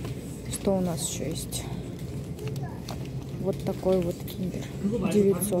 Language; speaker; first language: Russian; native; Russian